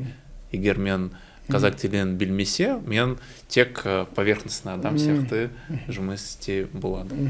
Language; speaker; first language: Kazakh; non-native, learner; Russian